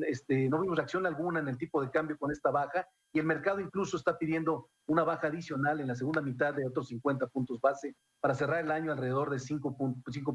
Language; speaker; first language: Spanish; native; Spanish